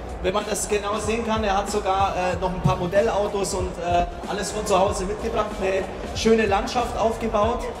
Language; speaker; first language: German; native; German